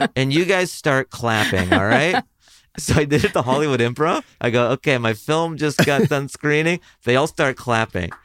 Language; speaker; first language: English; native; English